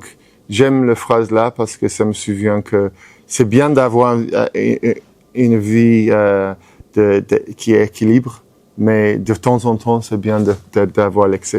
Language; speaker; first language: French; non-native, fluent; English